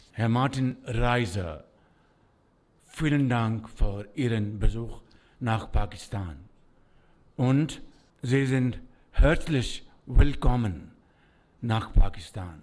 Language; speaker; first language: German; non-native, learner; Punjabi